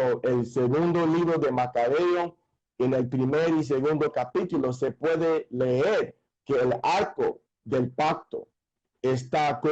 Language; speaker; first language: Spanish; non-native, fluent; English